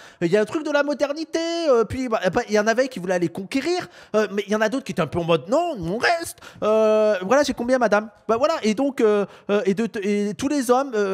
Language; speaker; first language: French; native; French